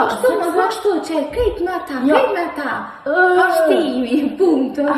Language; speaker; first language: Albanian; early bilingual, heritage; Albanian